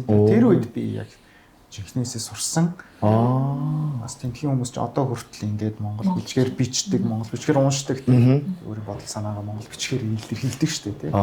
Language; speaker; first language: Mongolian; non-native, fluent; Japanese